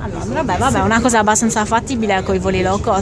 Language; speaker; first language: Italian; native; Italian